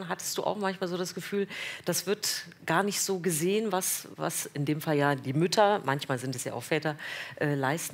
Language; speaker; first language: German; native; German